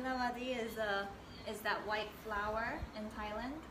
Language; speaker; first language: English; early bilingual, other home language; Korean